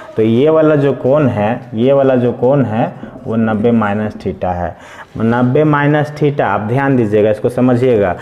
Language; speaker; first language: Hindi; native; Hindi